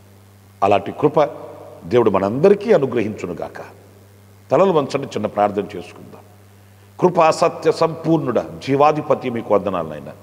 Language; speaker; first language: Telugu; native; Telugu